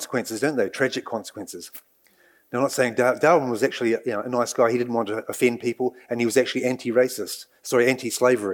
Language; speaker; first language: English; native; English